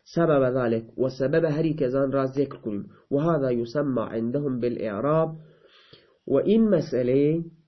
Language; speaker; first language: Persian; non-native, local second language; Baluchi